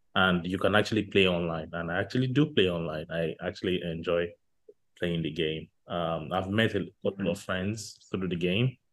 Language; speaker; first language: English; non-native, local second language; Yoruba